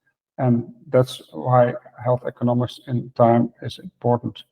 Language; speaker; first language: English; non-native, fluent; Dutch